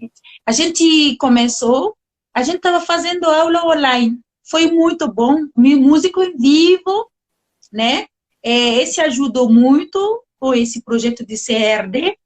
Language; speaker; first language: Portuguese; non-native, learner; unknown